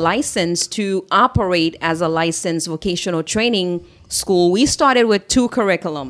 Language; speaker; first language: English; non-native, fluent; Haitian Creole